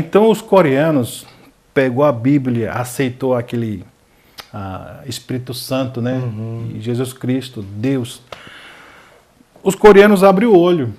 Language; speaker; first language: Portuguese; non-native, fluent; Korean